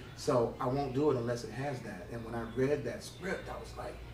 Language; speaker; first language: English; native; English